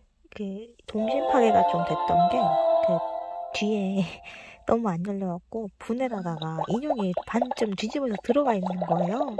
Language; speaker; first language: Korean; native; Korean